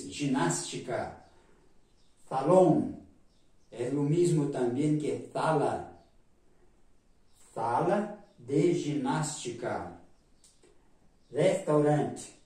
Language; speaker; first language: Spanish; non-native, fluent; Portuguese